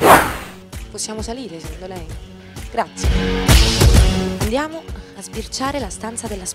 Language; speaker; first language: Italian; native; Italian